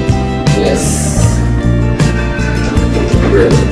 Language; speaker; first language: English; non-native, learner; Japanese